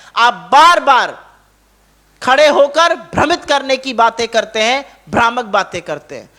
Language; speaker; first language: Hindi; native; Hindi